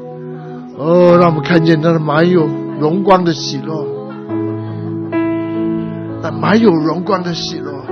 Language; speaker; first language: Chinese; native; Chinese